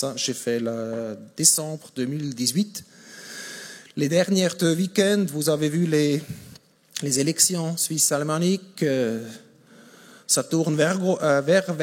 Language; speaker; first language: French; non-native, fluent; German